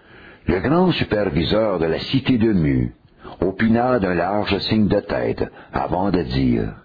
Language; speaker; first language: French; native; French